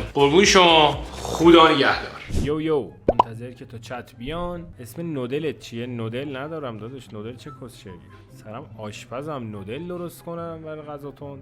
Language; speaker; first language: Persian; native; Persian